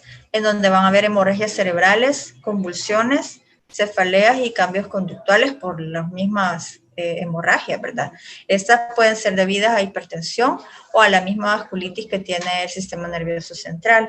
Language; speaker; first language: Spanish; native; Spanish